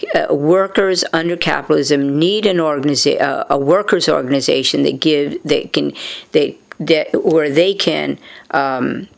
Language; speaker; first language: English; native; English